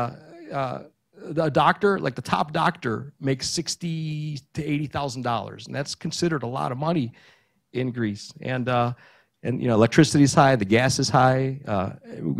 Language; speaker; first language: English; early bilingual, other home language; Greek